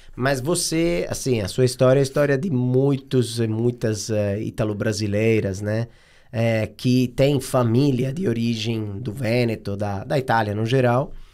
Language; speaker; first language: Portuguese; non-native, fluent; Italian